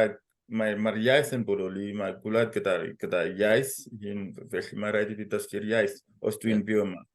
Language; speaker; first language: Welsh; non-native, fluent; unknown